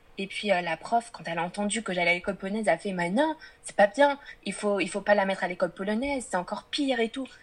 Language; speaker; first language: French; early bilingual, other home language; Polish